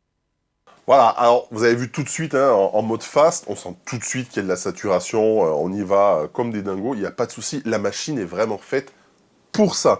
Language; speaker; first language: French; native; French